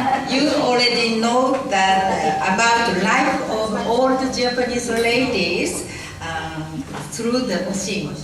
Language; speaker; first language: English; non-native, learner; Japanese